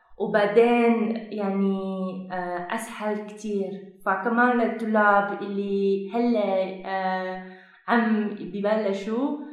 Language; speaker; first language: Arabic; non-native, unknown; Dutch